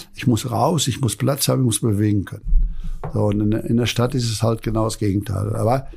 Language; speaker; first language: German; native; German